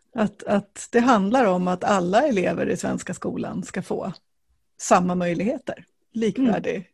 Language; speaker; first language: Swedish; native; Swedish